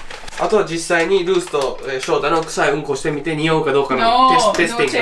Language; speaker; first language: Japanese; native; Japanese